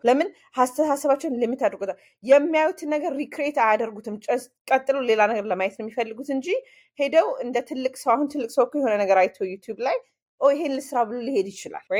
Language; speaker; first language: Amharic; early bilingual, heritage; Amharic